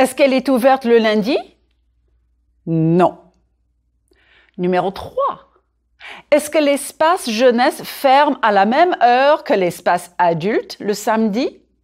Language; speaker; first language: French; non-native, fluent; English